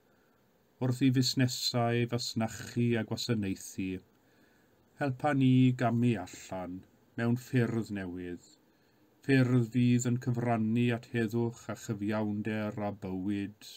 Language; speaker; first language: Welsh; native; Welsh